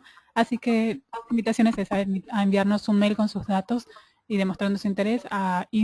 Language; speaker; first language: Spanish; native; Spanish